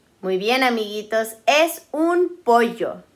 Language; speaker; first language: Spanish; early bilingual, heritage; Spanish